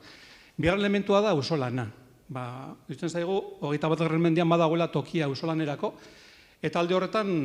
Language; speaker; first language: Basque; native; Basque